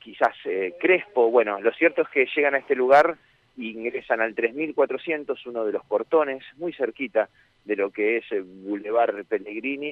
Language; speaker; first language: Spanish; native; Spanish